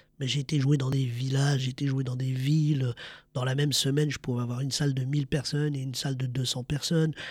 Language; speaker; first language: French; early bilingual, other home language; Arabic